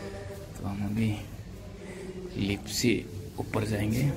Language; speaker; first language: Hindi; non-native, local second language; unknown